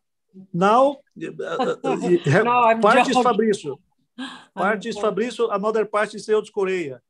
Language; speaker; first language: English; non-native, learner; Portuguese